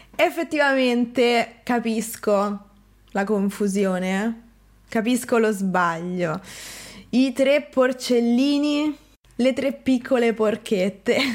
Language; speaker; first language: Italian; native; Italian